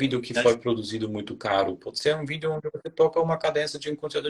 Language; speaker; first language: Portuguese; non-native, fluent; German